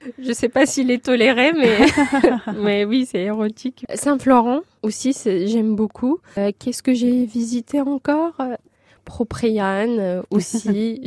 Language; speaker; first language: French; non-native, local second language; Arabic